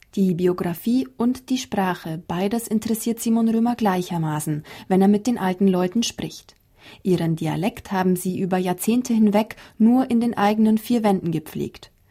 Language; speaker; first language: German; native; German